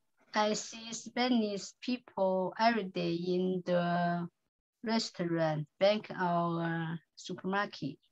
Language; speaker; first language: English; non-native, learner; Chinese